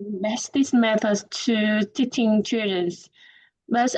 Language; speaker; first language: English; non-native, learner; Vietnamese